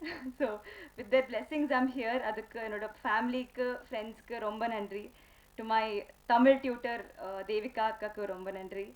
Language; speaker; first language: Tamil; non-native, learner; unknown